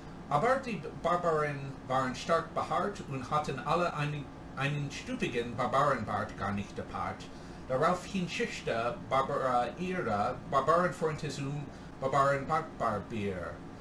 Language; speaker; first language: German; non-native, learner; English